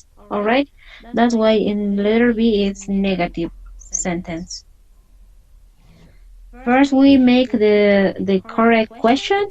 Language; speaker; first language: English; non-native, fluent; Spanish